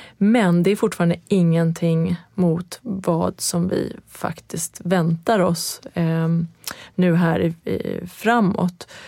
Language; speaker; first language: Swedish; early bilingual, other home language; Persian